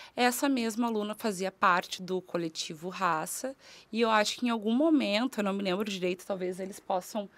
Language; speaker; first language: Portuguese; native; Portuguese